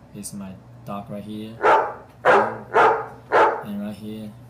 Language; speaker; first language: English; non-native, learner; Chinese